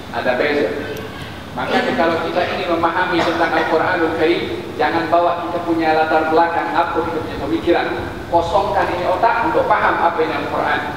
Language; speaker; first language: Malay; native; Malay